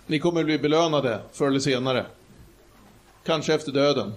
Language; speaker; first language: Swedish; native; Swedish